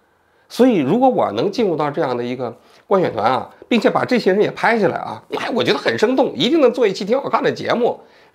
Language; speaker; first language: Chinese; native; Chinese